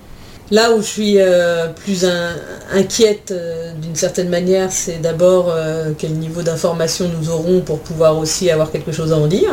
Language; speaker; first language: French; native; French